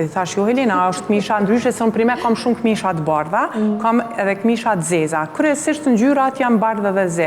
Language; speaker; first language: Albanian; native; Albanian